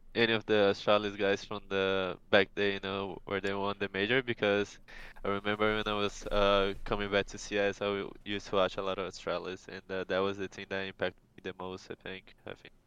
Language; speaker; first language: English; non-native, fluent; Portuguese